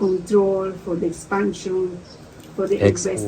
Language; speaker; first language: English; non-native, fluent; Spanish